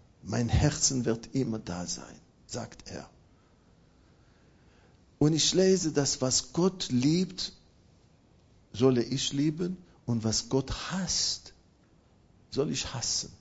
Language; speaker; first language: German; non-native, fluent; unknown